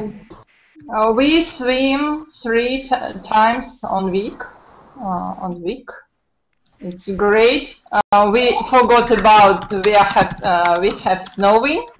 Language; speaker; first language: English; non-native, learner; Russian